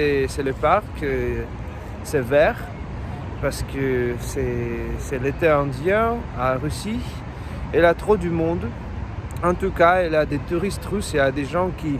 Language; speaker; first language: French; non-native, fluent; Russian